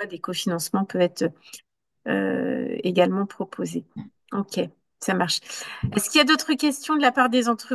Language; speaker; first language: French; native; French